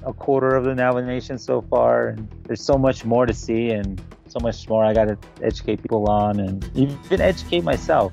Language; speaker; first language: English; native; English